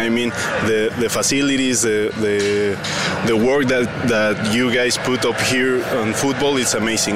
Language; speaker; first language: English; non-native, fluent; Spanish